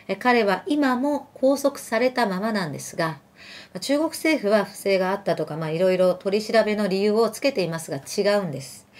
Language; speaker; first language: Japanese; early bilingual, other home language; Arabic